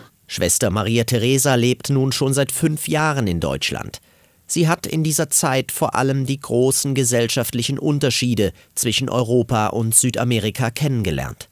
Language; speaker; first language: German; native; German